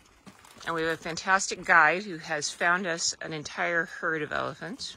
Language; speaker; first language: English; native; English